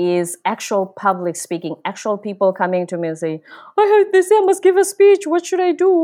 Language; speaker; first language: English; non-native, local second language; Zulu